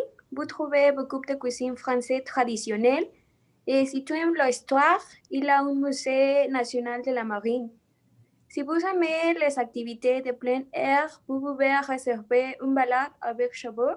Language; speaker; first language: French; non-native, learner; Spanish